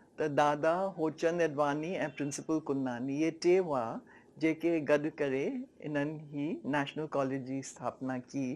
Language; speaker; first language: Sindhi; native; Sindhi